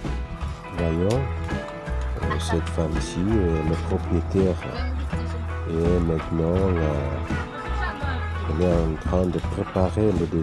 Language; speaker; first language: French; non-native, fluent; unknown